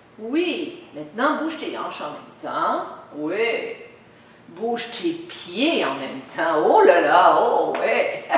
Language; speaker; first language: French; native; French